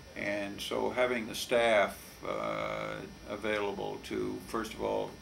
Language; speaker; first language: English; native; English